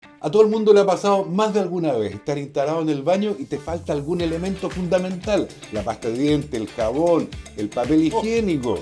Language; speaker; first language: Spanish; native; Spanish